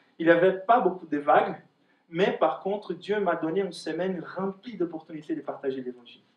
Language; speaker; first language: French; non-native, fluent; Portuguese